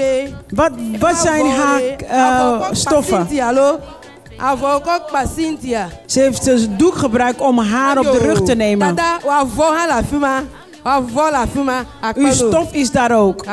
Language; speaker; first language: Dutch; non-native, fluent; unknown